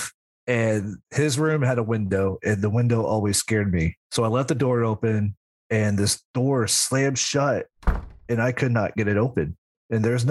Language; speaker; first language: English; native; English